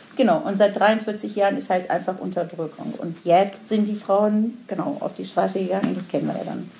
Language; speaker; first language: German; non-native, fluent; Persian